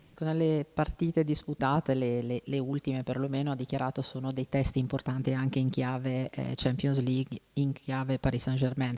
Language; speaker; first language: Italian; native; Italian